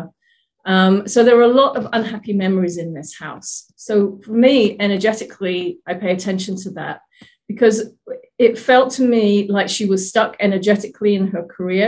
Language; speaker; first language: English; native; English